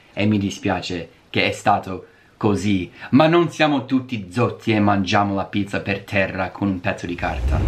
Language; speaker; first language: Italian; non-native, fluent; English